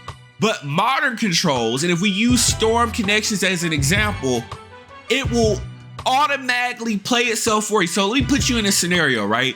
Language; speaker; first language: English; native; English